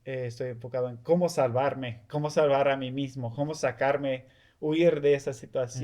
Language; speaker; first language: Spanish; non-native, fluent; English